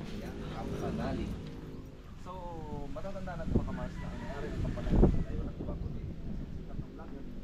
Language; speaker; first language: Filipino; non-native, local second language; Cebuano